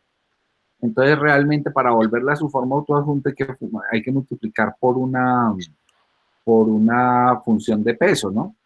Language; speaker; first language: Spanish; native; Spanish